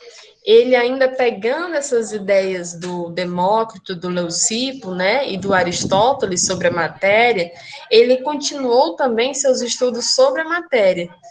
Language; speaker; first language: Portuguese; native; Portuguese